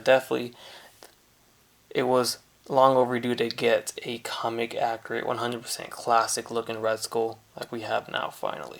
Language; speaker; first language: English; native; English